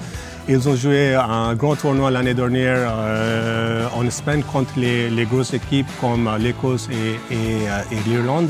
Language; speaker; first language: French; non-native, fluent; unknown